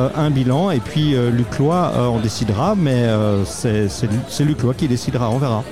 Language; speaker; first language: French; native; French